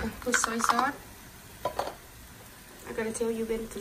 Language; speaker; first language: English; non-native, learner; Thai